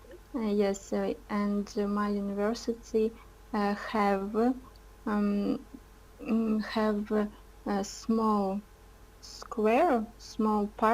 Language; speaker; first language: English; non-native, learner; Russian